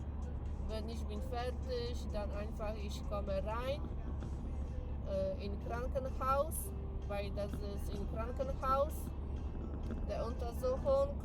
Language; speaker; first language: German; non-native, learner; Polish